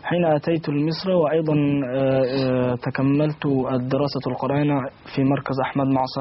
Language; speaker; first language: Arabic; non-native, learner; Tajik